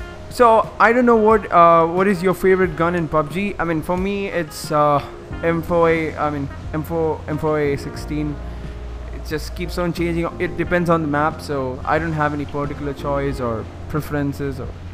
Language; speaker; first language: English; non-native, local second language; Malayalam